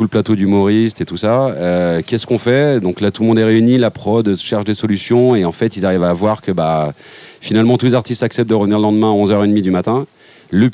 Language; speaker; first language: French; native; French